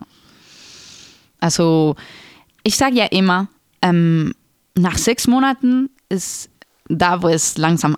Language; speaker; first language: German; non-native, fluent; Spanish